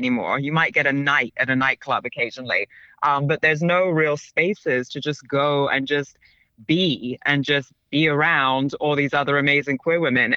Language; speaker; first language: English; native; English